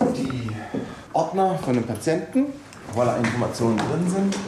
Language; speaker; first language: German; native; German